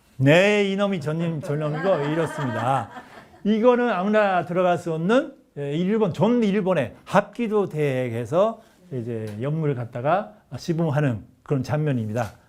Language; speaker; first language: Korean; non-native, fluent; Japanese